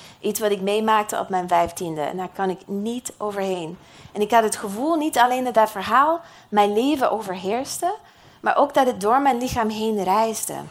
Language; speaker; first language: Dutch; non-native, fluent; English